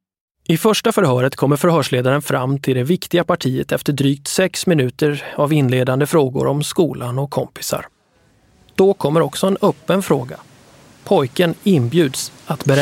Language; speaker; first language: Swedish; native; Swedish